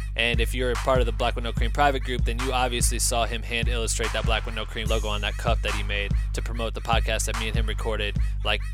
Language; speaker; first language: English; native; English